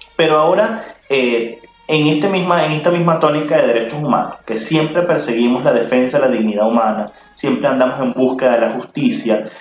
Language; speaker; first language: Spanish; native; Spanish